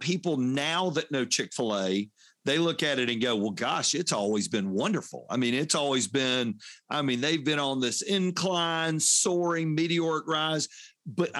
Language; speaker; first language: English; native; English